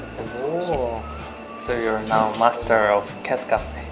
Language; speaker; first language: English; non-native, learner; Korean